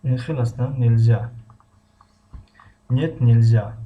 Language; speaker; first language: Russian; non-native, fluent; Tajik